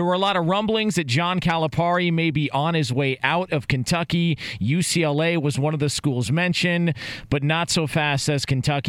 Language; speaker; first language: English; native; English